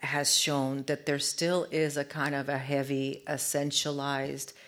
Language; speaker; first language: English; early bilingual, other home language; Spanish